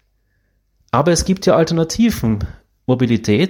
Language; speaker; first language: German; native; German